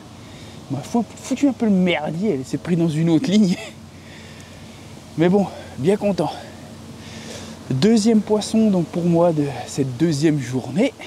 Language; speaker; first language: French; native; French